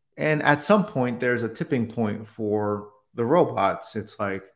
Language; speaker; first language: English; native; English